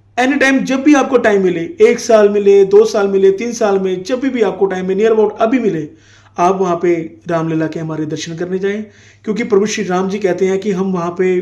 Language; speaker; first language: Hindi; non-native, local second language; Punjabi